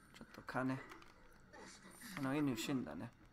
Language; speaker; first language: Japanese; non-native, learner; English